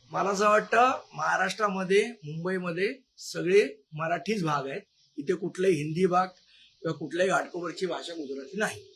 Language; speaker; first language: Marathi; native; Marathi